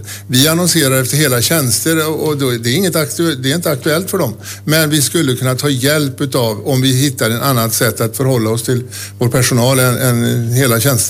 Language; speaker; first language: Swedish; native; Swedish